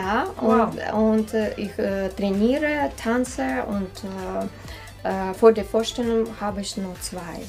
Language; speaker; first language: German; non-native, learner; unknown